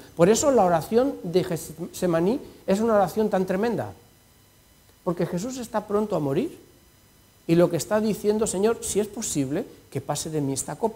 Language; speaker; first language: Spanish; native; Spanish